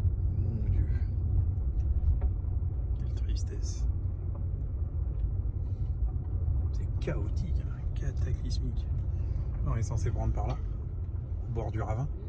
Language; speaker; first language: French; native; French